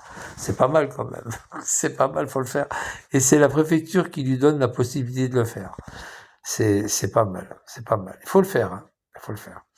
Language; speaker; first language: French; native; French